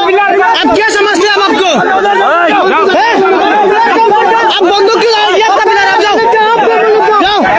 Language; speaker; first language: Hindi; non-native, learner; Bangla